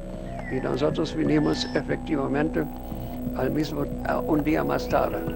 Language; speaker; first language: Spanish; non-native, fluent; German